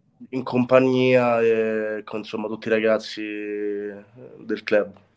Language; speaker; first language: Italian; native; Italian